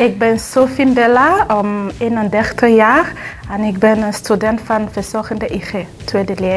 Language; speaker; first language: Dutch; non-native, learner; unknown